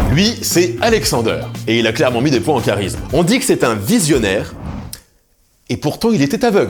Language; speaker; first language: French; native; French